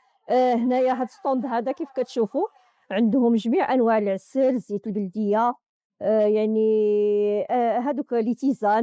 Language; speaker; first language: Arabic; native; Arabic